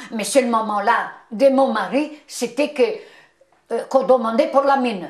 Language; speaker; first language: French; non-native, fluent; Italian